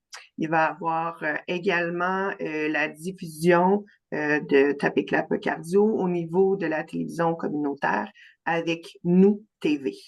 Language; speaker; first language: French; native; French